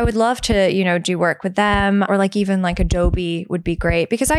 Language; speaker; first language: English; native; English